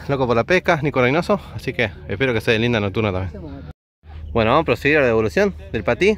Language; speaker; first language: Spanish; native; Spanish